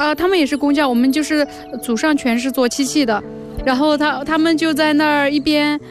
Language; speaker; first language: Chinese; non-native, local second language; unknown